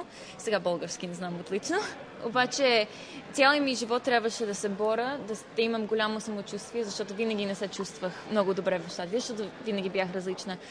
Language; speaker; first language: Bulgarian; early bilingual, heritage; Bulgarian